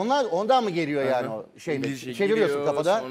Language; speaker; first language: Turkish; native; Turkish